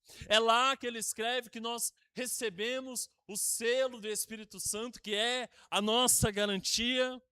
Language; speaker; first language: Portuguese; native; Portuguese